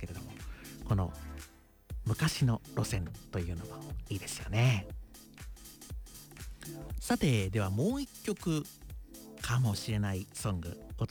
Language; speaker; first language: Japanese; native; Japanese